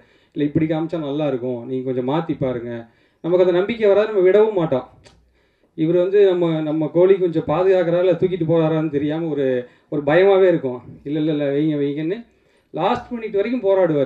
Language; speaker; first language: Tamil; native; Tamil